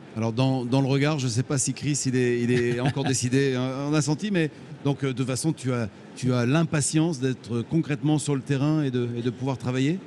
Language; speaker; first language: French; native; French